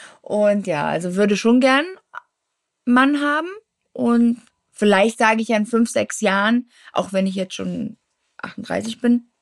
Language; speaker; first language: German; native; German